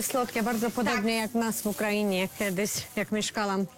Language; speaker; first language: Polish; non-native, learner; Ukrainian